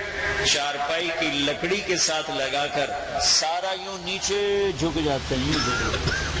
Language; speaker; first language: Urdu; non-native, local second language; Punjabi